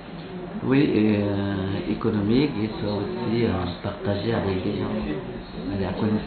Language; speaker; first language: French; non-native, local second language; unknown